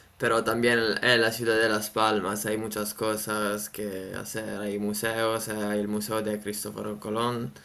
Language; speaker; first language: Spanish; non-native, fluent; Italian